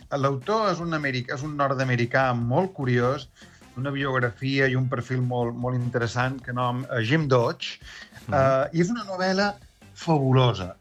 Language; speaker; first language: Catalan; native; Catalan